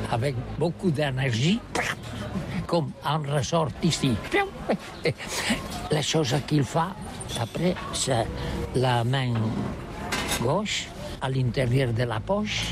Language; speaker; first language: French; non-native, learner; Catalan